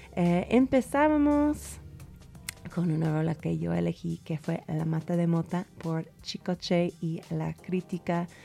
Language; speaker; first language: Spanish; non-native, fluent; English